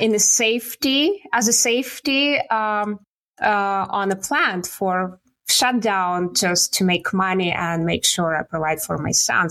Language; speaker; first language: English; non-native, learner; Russian